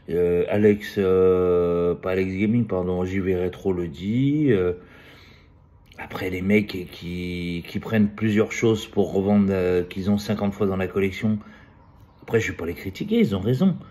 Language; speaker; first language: French; native; French